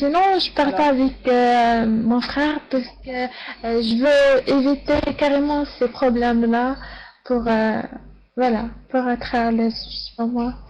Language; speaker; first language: French; non-native, learner; Arabic